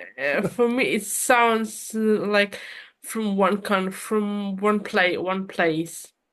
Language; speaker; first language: English; non-native, fluent; Russian